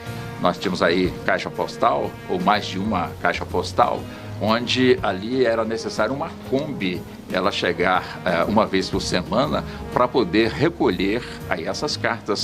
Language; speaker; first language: Portuguese; native; Portuguese